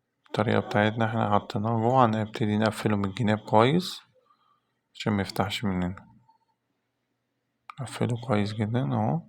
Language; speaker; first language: Arabic; native; Arabic